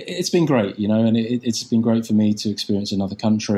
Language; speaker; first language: English; native; English